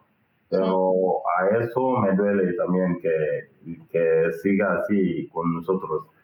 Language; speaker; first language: Spanish; non-native, learner; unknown